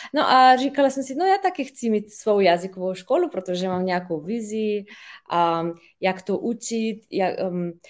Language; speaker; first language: Czech; non-native, fluent; Slovenian